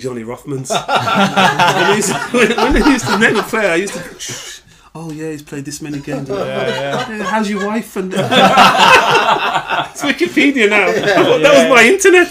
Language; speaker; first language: English; native; English